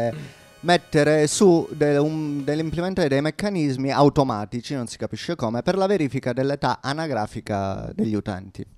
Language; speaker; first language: Italian; native; Italian